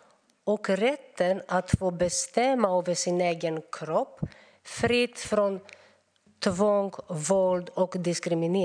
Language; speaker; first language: Swedish; non-native, fluent; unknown